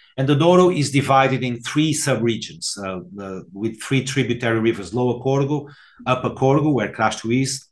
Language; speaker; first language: English; non-native, fluent; Portuguese